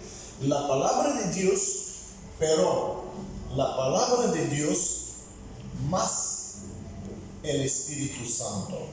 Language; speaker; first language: Spanish; non-native, fluent; Bulgarian